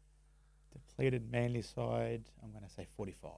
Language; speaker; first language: English; native; English